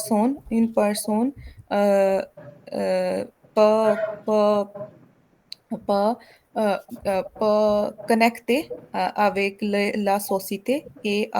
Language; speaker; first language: French; non-native, learner; Hindi